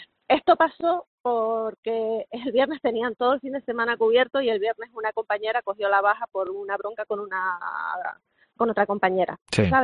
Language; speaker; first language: Spanish; native; Spanish